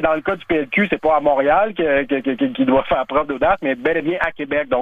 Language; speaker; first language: French; native; French